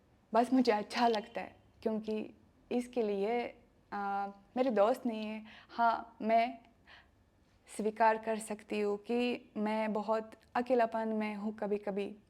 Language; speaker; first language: Hindi; non-native, learner; Russian